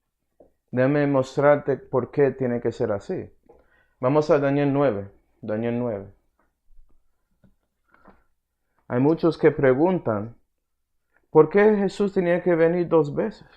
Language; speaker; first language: Spanish; early bilingual, heritage; Spanish